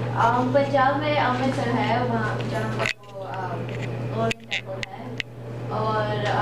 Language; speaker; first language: Hindi; early bilingual, heritage; Hindi